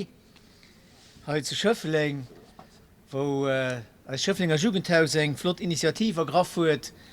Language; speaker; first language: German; non-native, local second language; Luxembourgish